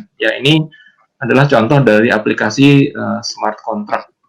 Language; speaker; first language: Indonesian; native; Indonesian